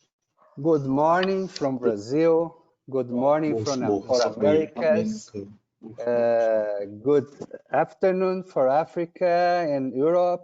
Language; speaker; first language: English; non-native, fluent; Portuguese